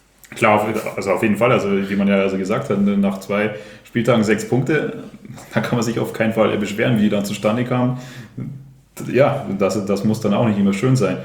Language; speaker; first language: German; native; German